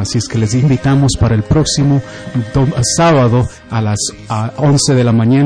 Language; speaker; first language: Spanish; native; Spanish